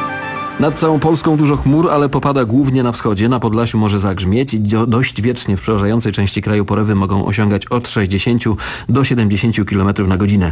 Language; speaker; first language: Polish; native; Polish